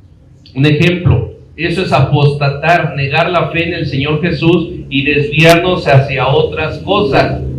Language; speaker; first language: Spanish; native; Spanish